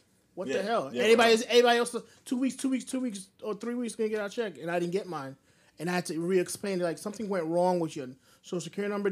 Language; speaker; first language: English; non-native, fluent; French